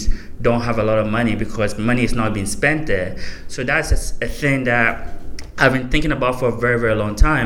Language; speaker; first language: English; non-native, local second language; Akan